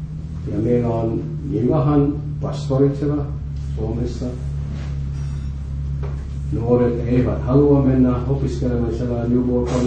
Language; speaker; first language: Finnish; non-native, fluent; French